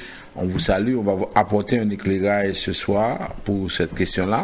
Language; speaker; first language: French; native; French